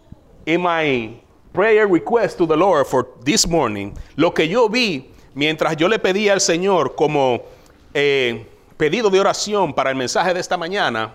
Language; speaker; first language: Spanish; native; Spanish